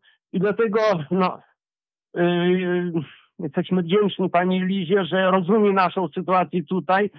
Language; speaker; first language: Polish; early bilingual, heritage; Polish